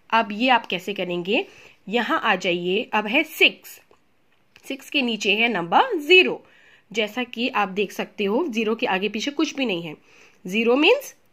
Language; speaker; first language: Hindi; native; Hindi